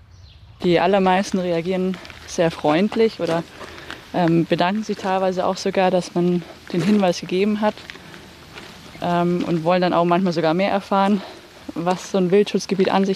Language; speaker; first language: German; native; German